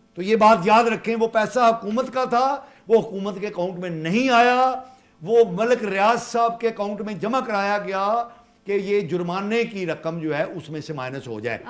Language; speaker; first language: Urdu; non-native, local second language; Punjabi